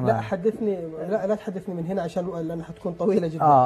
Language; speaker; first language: Arabic; non-native, learner; Turkish